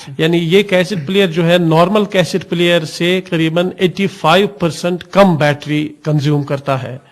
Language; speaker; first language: Urdu; non-native, local second language; Kashmiri